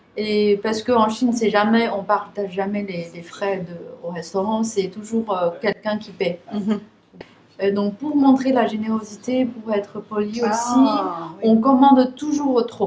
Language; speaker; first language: French; non-native, fluent; Chinese